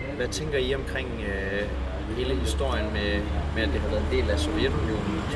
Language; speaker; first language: Danish; native; Danish